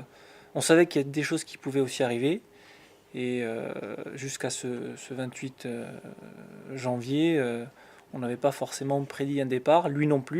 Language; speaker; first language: French; native; French